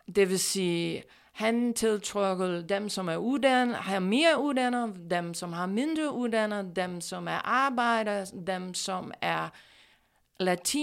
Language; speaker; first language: Danish; non-native, fluent; English